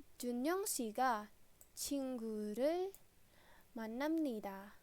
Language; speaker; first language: Korean; non-native, fluent; Indonesian